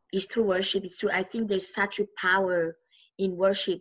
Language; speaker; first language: English; non-native, fluent; French